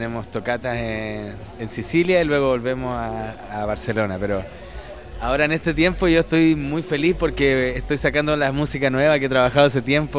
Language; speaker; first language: Spanish; native; Spanish